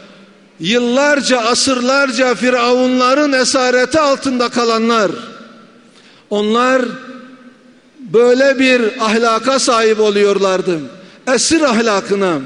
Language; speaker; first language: Turkish; native; Turkish